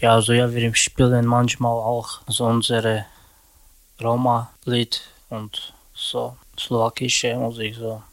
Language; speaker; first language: German; non-native, learner; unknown